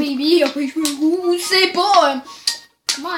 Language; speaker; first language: French; native; French